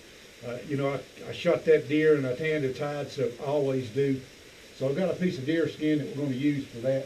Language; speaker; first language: English; native; English